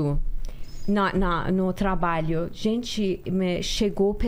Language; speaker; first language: Portuguese; non-native, learner; Persian